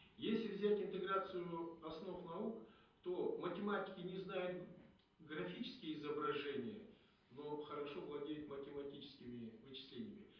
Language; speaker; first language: Russian; non-native, local second language; Kazakh